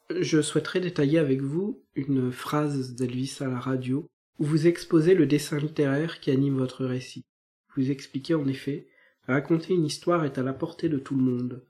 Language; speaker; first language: French; native; French